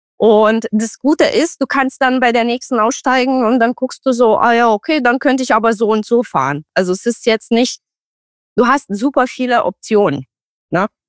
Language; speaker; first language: German; non-native, fluent; Romanian